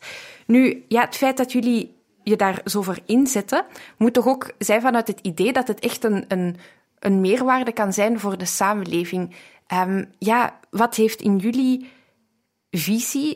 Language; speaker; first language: Dutch; native; Dutch